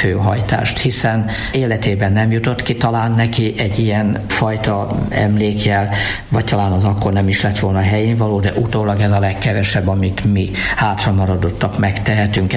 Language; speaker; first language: Hungarian; native; Hungarian